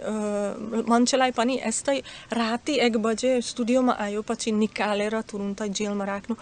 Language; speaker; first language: Nepali; non-native, learner; Slovak